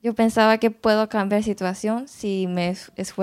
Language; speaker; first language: Spanish; non-native, learner; Japanese